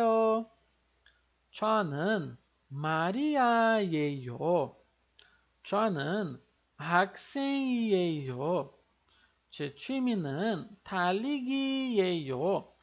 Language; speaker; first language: Korean; non-native, fluent; Portuguese